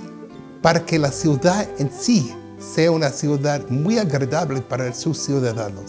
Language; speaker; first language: Spanish; non-native, fluent; English